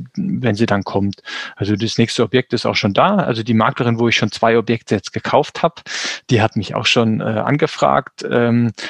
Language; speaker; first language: German; native; German